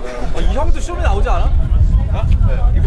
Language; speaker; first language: Korean; early bilingual, heritage; Korean